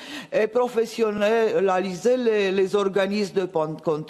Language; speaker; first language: French; non-native, fluent; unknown